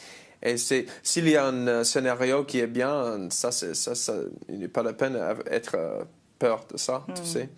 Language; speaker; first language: French; non-native, learner; English